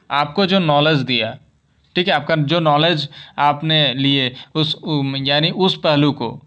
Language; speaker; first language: Hindi; native; Hindi